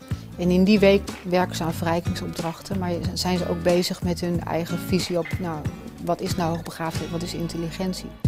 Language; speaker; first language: Dutch; native; Dutch